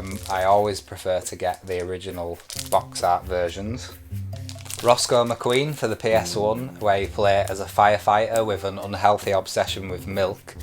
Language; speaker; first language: English; native; English